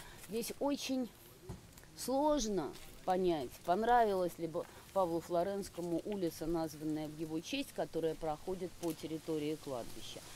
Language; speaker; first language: Russian; native; Russian